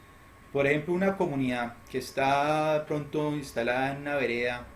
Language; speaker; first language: Spanish; native; Spanish